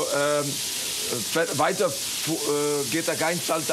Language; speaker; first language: German; non-native, learner; Dutch